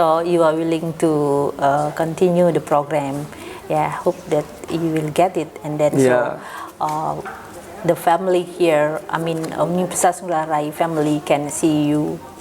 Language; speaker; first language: English; non-native, fluent; Indonesian